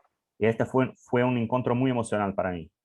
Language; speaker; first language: Spanish; non-native, learner; English